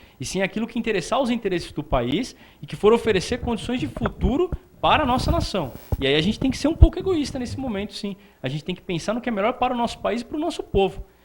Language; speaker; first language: Portuguese; native; Portuguese